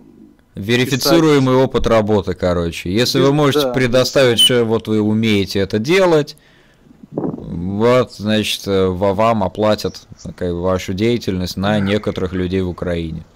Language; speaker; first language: Russian; native; Russian